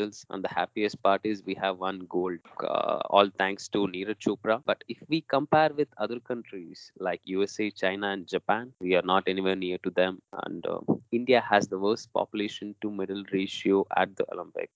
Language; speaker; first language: English; non-native, local second language; Kannada